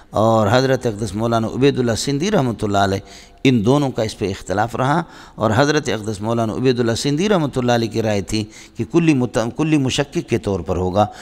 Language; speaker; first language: Urdu; non-native, local second language; Brahui